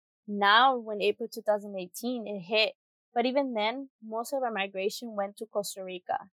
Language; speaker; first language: English; early bilingual, other home language; Spanish